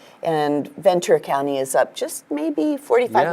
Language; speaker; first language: English; native; English